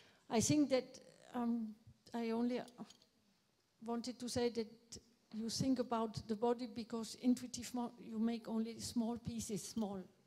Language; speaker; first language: English; non-native, fluent; French